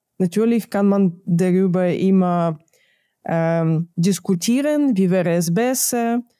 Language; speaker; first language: German; non-native, fluent; Ukrainian